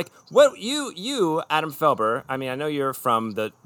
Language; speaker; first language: English; native; English